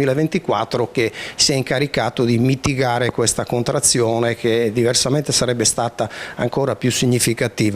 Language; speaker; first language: Italian; native; Italian